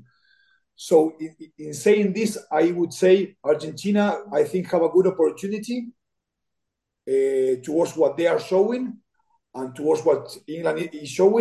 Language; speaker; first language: English; non-native, fluent; Spanish